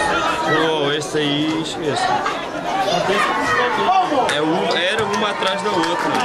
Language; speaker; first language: Portuguese; native; Portuguese